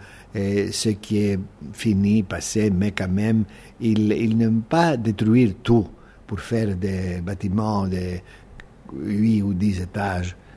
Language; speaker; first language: French; non-native, fluent; Greek